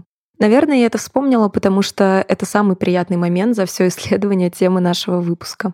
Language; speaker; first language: Russian; native; Russian